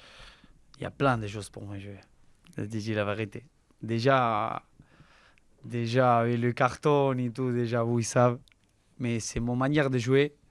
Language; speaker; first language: French; non-native, learner; Spanish